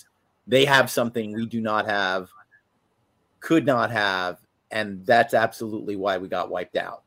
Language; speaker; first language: English; native; English